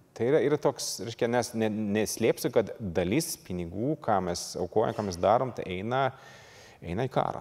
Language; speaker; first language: Lithuanian; non-native, fluent; Swedish